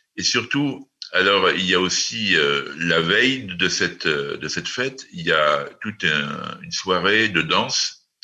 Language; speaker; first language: French; native; French